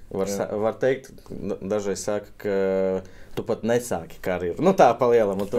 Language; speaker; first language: Latvian; native; Latvian